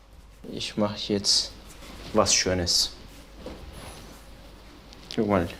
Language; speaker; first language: German; non-native, learner; Turkish